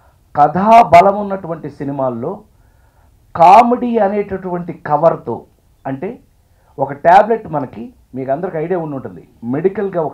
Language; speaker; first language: Telugu; native; Telugu